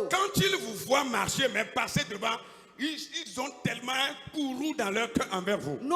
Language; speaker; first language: French; non-native, local second language; Ewe